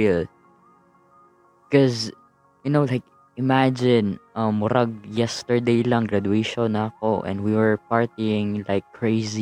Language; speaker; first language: English; non-native, local second language; Cebuano